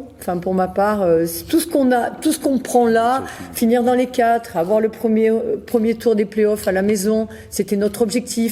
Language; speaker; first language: French; native; French